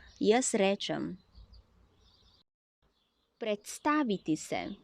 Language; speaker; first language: Slovenian; non-native, learner; Chinese